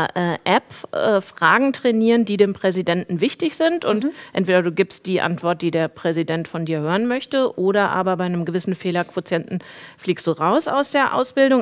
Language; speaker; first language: German; native; German